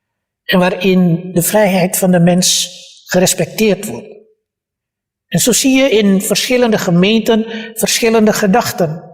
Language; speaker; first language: Dutch; early bilingual, other home language; Malay